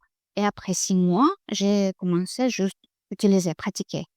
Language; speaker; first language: French; non-native, learner; Russian